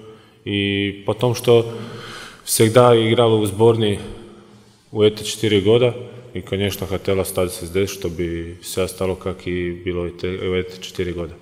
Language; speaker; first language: Russian; non-native, fluent; Croatian